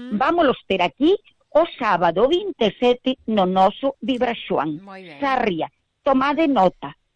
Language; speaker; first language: Galician; native; Galician